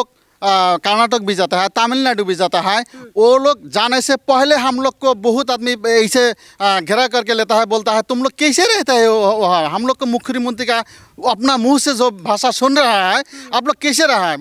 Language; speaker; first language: Hindi; non-native, local second language; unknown